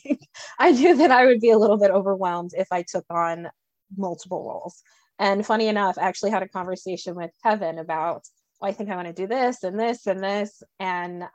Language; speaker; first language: English; native; English